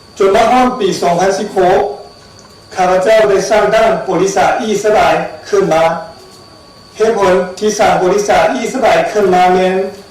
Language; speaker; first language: Lao; non-native, learner; Chinese